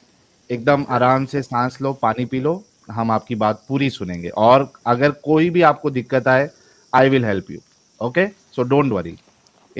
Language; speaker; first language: Hindi; native; Hindi